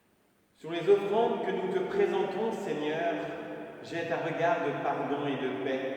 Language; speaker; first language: French; native; French